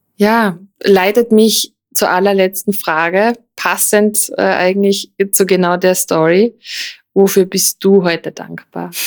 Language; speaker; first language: German; native; German